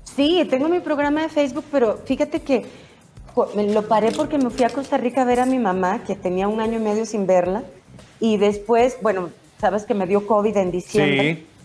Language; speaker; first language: Spanish; native; Spanish